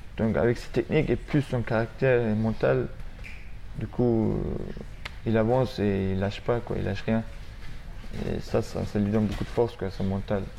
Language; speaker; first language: French; non-native, fluent; Russian